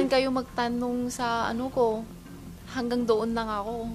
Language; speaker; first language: Filipino; non-native, learner; Chinese